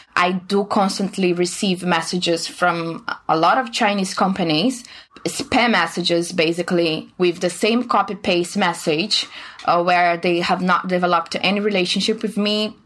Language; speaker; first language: English; non-native, fluent; Portuguese